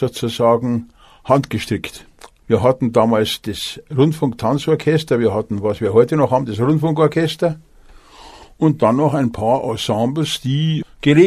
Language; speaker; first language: German; native; German